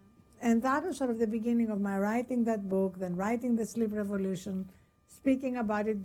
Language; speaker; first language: English; non-native, fluent; Greek